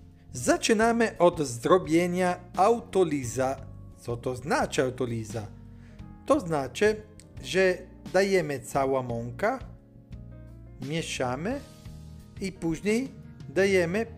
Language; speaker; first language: Polish; non-native, learner; Italian